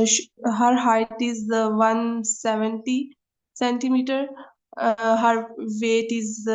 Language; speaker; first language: English; non-native, learner; Urdu